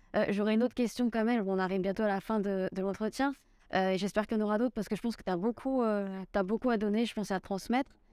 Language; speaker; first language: French; native; French